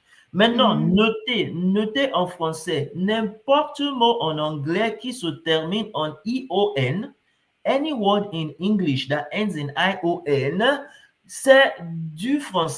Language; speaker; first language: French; non-native, fluent; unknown